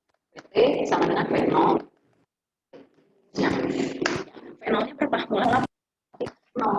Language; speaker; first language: Indonesian; native; Indonesian